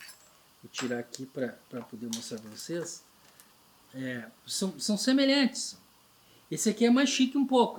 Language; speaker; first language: Portuguese; native; Portuguese